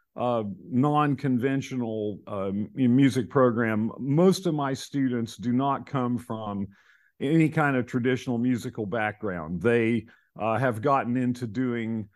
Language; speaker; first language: English; native; English